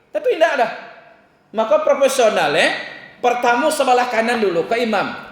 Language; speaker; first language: Malay; non-native, local second language; Minangkabau